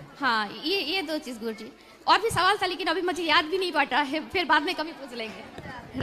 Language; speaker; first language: Hindi; non-native, local second language; Bangla